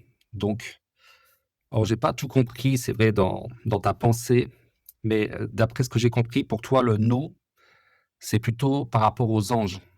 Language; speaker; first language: French; native; French